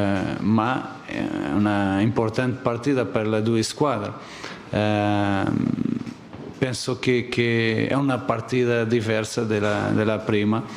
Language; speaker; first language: Italian; non-native, learner; Portuguese